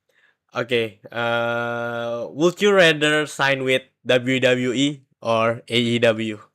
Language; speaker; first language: English; non-native, learner; Indonesian